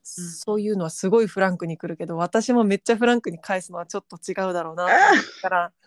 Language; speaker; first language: Japanese; native; Japanese